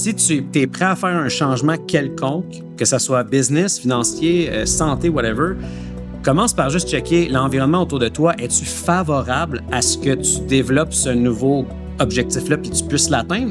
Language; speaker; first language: French; native; French